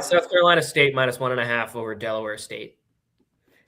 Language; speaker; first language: English; native; English